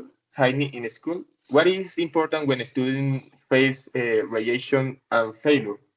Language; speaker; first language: English; non-native, learner; Spanish